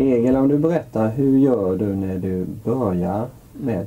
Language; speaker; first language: Swedish; native; Swedish